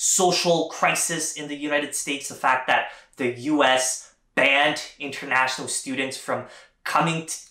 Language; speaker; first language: English; native; English